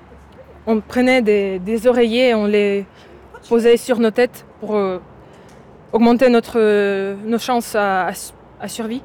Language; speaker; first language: French; non-native, fluent; Ukrainian